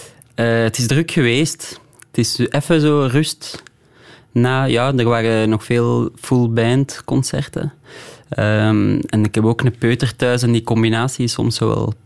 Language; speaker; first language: Dutch; native; Dutch